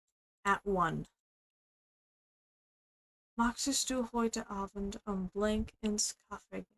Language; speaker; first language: German; non-native, learner; English